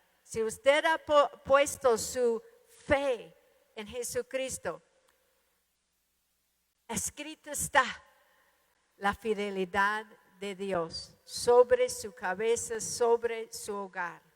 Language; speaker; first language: Spanish; non-native, fluent; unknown